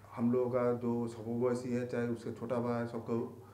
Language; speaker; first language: Hindi; non-native, local second language; Bangla